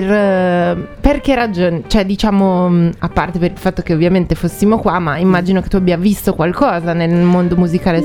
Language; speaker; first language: Italian; native; Italian